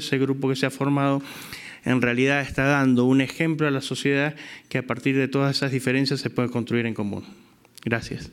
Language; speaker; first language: Spanish; native; Spanish